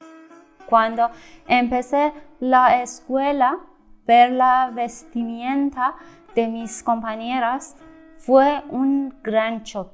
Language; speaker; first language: Spanish; non-native, fluent; Persian